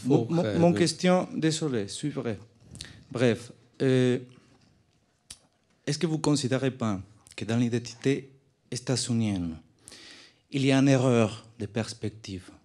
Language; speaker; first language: French; non-native, learner; Spanish